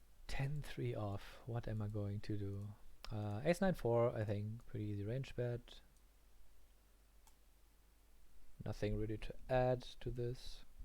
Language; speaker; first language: English; non-native, fluent; German